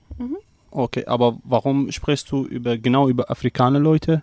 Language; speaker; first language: German; non-native, learner; Arabic